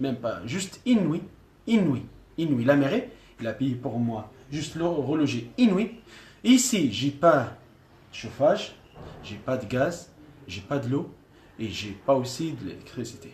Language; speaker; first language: French; non-native, learner; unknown